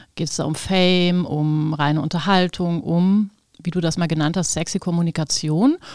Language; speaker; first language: German; native; German